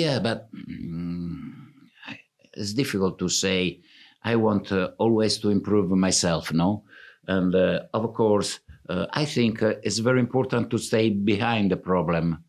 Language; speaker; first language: English; non-native, fluent; Italian